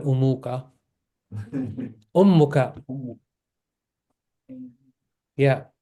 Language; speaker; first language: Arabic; non-native, fluent; English